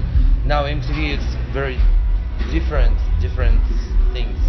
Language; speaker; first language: English; non-native, learner; Russian